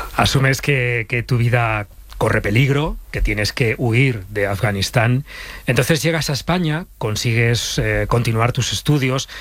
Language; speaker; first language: Spanish; native; Spanish